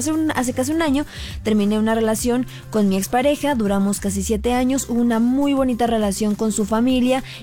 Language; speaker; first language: Spanish; native; Spanish